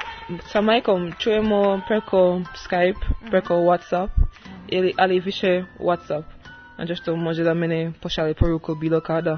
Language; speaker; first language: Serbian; non-native, learner; English